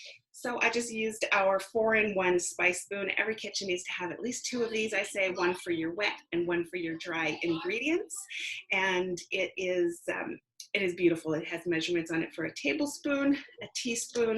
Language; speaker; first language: English; native; English